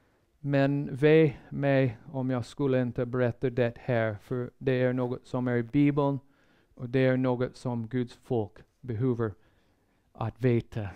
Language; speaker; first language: Swedish; non-native, fluent; English